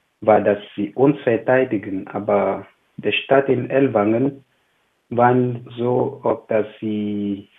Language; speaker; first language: German; non-native, fluent; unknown